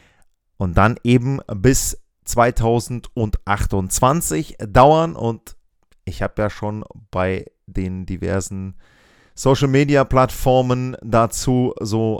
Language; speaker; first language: German; native; German